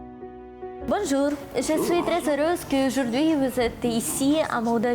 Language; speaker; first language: French; non-native, learner; Russian